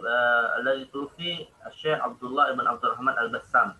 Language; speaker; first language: Arabic; non-native, fluent; Indonesian